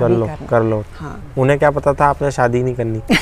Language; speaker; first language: Hindi; native; Hindi